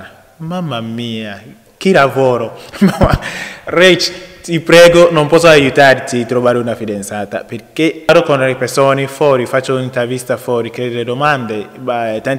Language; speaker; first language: Italian; non-native, learner; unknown